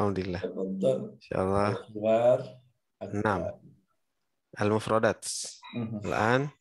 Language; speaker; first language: Arabic; non-native, fluent; Indonesian